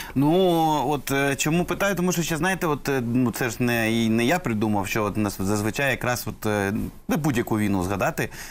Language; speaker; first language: Ukrainian; non-native, local second language; Russian